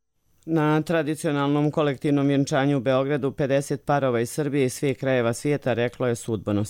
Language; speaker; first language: Croatian; native; Croatian